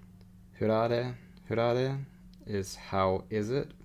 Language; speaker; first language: Swedish; non-native, learner; English